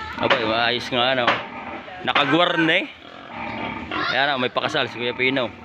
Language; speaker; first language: Filipino; native; Filipino